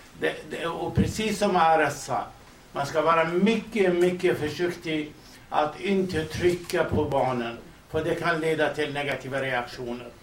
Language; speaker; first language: Swedish; non-native, fluent; Kurdish